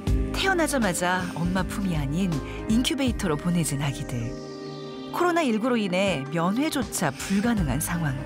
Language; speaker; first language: Korean; native; Korean